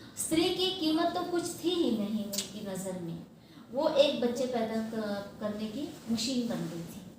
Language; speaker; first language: Hindi; non-native, local second language; Marathi